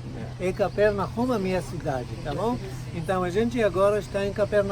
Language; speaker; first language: Portuguese; non-native, fluent; Hebrew